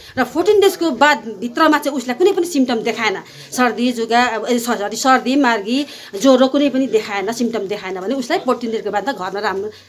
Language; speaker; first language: Nepali; native; Nepali